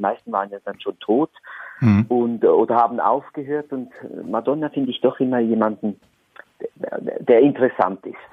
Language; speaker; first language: German; native; German